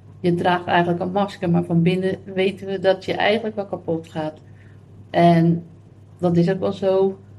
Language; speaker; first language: Dutch; native; Dutch